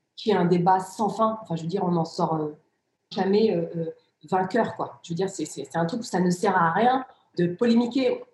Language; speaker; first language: French; early bilingual, other home language; Riffian